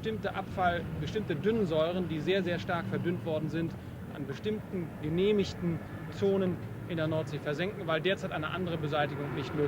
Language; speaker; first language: German; native; German